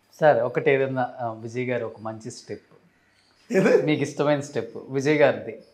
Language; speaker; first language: Telugu; native; Telugu